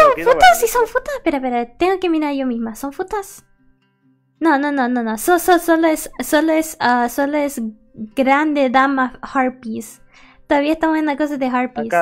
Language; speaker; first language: Spanish; early bilingual, heritage; English